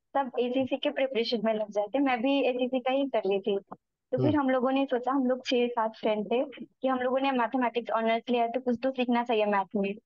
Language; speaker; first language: Hindi; native; Hindi